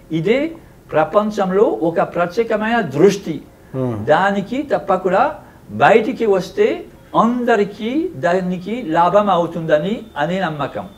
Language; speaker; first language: Telugu; non-native, fluent; French